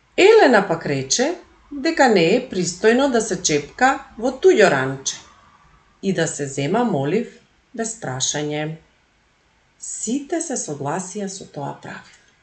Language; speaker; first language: Macedonian; native; Macedonian